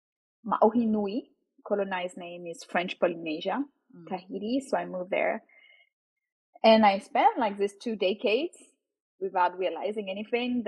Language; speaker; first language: English; non-native, fluent; French